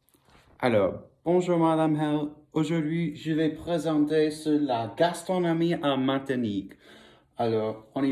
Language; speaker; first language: French; non-native, learner; English